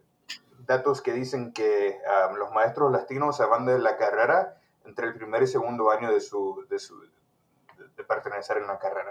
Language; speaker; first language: Spanish; early bilingual, heritage; Spanish